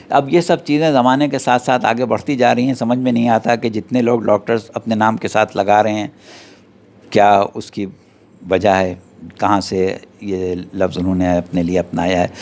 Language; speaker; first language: Urdu; native; Urdu